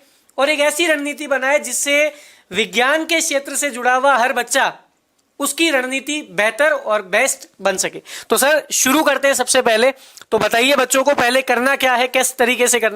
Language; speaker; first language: Hindi; native; Hindi